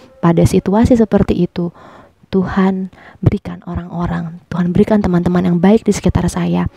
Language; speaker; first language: Indonesian; native; Indonesian